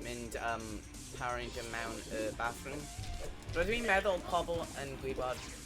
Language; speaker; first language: Welsh; non-native, local second language; English